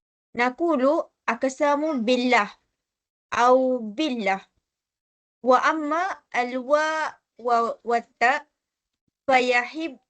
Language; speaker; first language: Arabic; non-native, learner; Malay